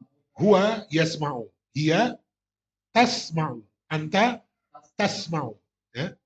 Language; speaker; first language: Arabic; non-native, fluent; Indonesian